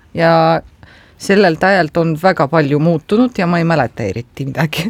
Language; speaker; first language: Estonian; non-native, local second language; Russian